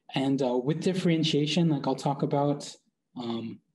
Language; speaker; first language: English; native; English